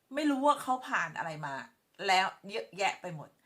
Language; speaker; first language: Thai; native; Thai